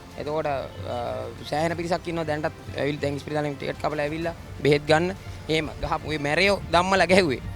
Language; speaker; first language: Sinhala; native; Sinhala